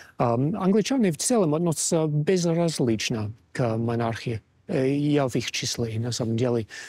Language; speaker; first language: Russian; non-native, fluent; English